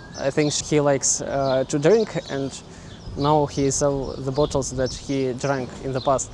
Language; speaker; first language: English; non-native, learner; Russian